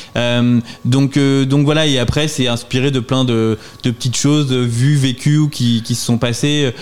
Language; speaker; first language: French; native; French